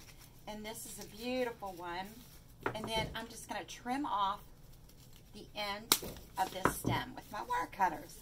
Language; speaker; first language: English; native; English